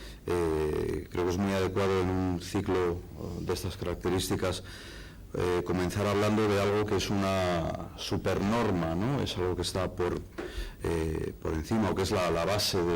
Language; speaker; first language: Spanish; native; Spanish